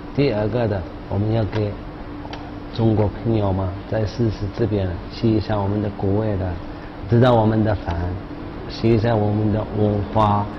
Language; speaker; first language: Chinese; non-native, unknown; Arabic